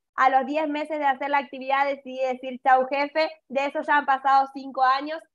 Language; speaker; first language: Spanish; native; Spanish